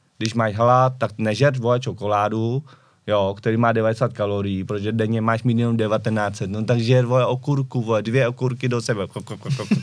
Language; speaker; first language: Czech; early bilingual, other home language; Vietnamese